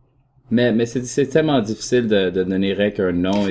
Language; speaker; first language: French; native; French